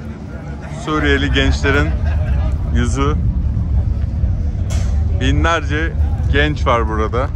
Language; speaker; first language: Turkish; native; Turkish